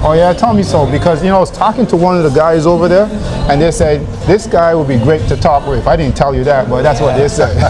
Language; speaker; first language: English; native; English